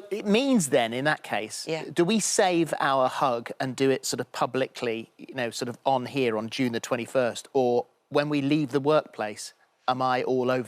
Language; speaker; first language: English; native; English